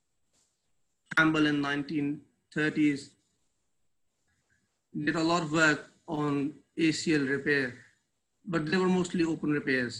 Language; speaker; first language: English; non-native, local second language; Urdu